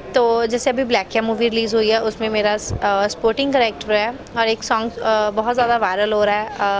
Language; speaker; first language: Hindi; native; Hindi